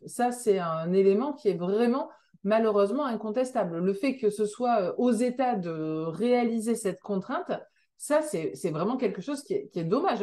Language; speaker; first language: French; native; French